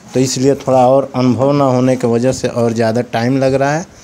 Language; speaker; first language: Hindi; native; Hindi